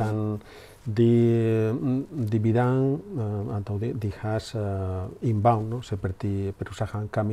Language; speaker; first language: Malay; non-native, learner; Spanish